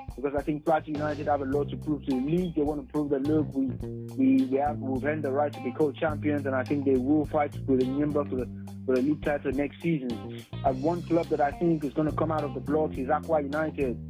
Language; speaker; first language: English; non-native, local second language; Yoruba